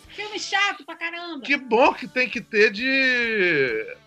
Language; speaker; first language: Portuguese; native; Portuguese